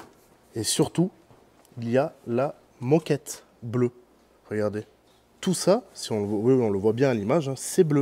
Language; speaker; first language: French; native; French